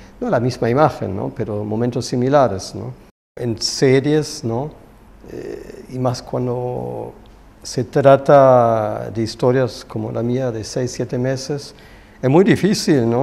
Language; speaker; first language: Spanish; non-native, fluent; German